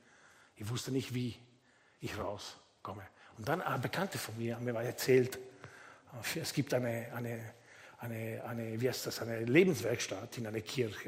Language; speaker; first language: German; non-native, fluent; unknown